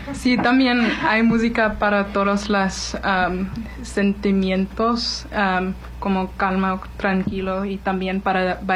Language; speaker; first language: Spanish; non-native, learner; English